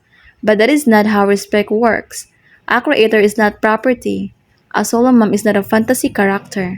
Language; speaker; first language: English; non-native, local second language; Filipino